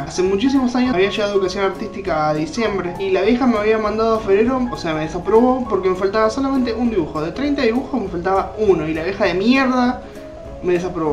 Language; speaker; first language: Spanish; native; Spanish